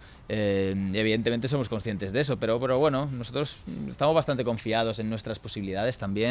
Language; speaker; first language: Spanish; native; Spanish